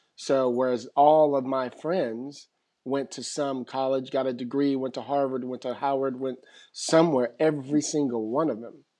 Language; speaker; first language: English; native; English